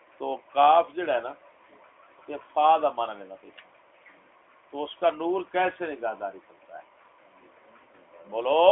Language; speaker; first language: Urdu; non-native, local second language; Punjabi